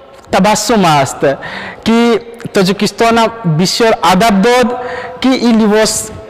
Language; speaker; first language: Persian; non-native, learner; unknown